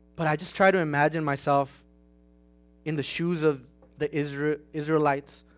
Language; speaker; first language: English; non-native, fluent; Spanish